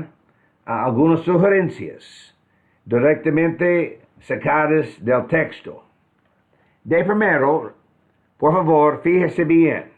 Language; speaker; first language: Spanish; non-native, fluent; English